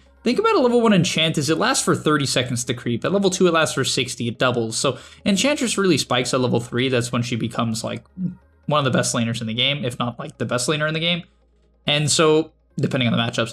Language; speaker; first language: English; native; English